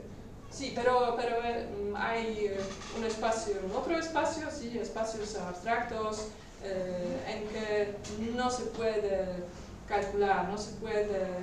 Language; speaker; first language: Spanish; non-native, learner; Polish